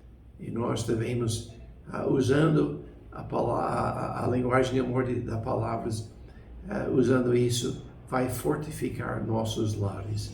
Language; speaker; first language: Portuguese; non-native, fluent; English